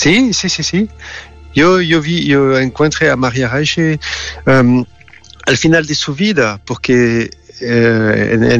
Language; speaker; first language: Spanish; non-native, learner; French